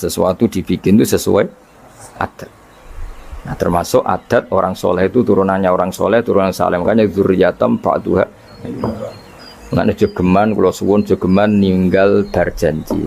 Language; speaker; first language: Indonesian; non-native, local second language; Javanese